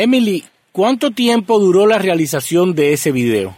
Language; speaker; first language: Spanish; native; Spanish